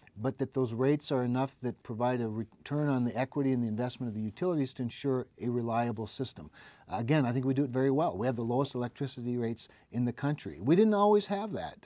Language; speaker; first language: English; native; English